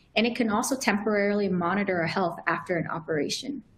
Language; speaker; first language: English; native; English